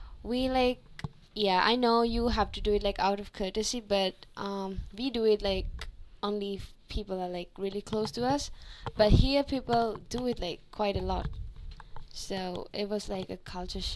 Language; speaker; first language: English; non-native, local second language; Sinhala